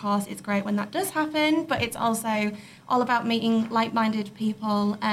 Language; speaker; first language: English; native; English